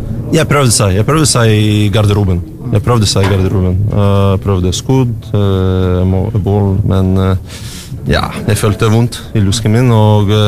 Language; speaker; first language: Norwegian; non-native, learner; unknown